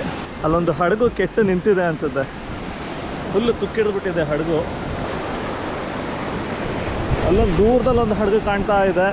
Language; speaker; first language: Kannada; native; Kannada